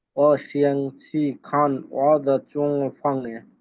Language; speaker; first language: Chinese; non-native, learner; Bangla